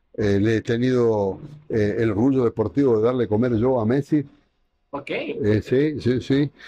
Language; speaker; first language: Spanish; native; Spanish